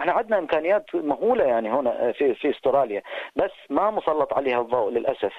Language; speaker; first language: Arabic; native; Arabic